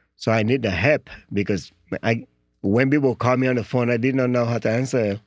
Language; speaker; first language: English; non-native, learner; Vietnamese